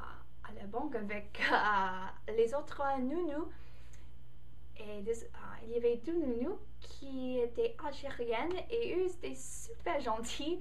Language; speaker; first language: French; non-native, learner; English